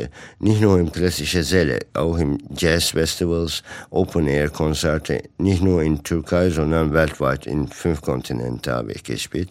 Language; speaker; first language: German; non-native, fluent; Turkish